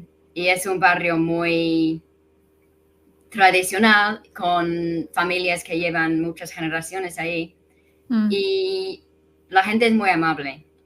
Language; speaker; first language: Spanish; non-native, fluent; English